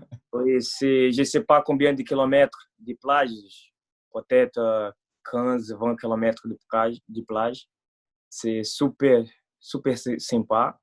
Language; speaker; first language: French; non-native, fluent; Portuguese